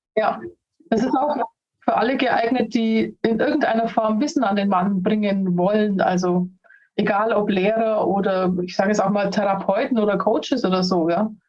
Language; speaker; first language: German; non-native, fluent; Spanish